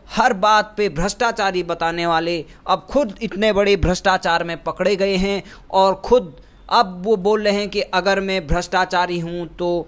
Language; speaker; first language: Hindi; native; Hindi